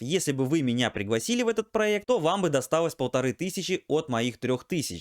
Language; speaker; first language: Russian; native; Russian